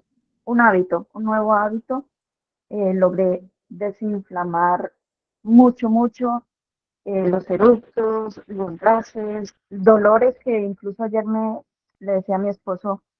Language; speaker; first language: Spanish; native; Spanish